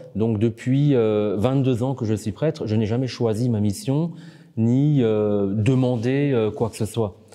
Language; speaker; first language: French; native; French